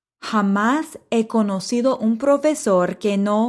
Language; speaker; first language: Spanish; non-native, fluent; English